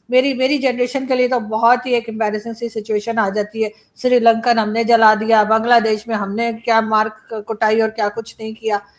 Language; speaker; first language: Hindi; native; Hindi